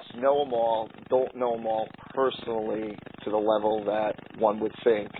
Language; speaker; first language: English; native; English